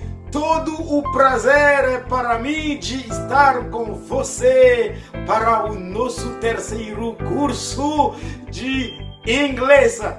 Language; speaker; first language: Portuguese; non-native, fluent; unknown